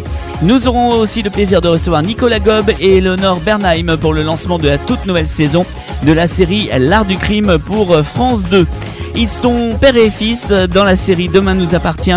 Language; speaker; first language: French; native; French